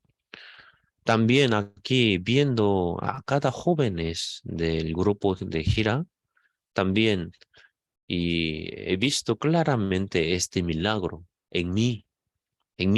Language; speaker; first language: Spanish; non-native, fluent; Korean